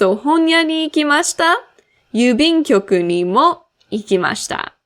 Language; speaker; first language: Japanese; non-native, fluent; English